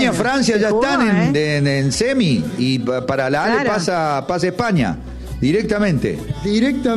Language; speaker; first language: Spanish; native; Spanish